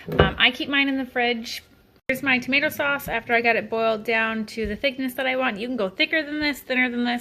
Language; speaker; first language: English; native; English